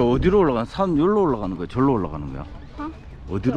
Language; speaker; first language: Korean; native; Korean